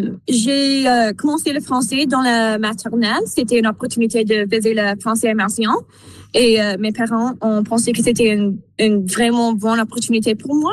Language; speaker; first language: French; non-native, local second language; English